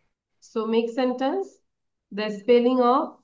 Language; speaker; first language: English; non-native, learner; Bangla